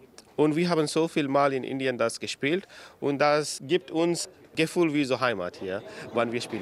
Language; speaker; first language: German; non-native, learner; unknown